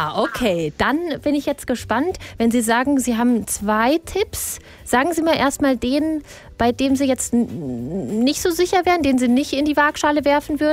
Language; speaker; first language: German; native; German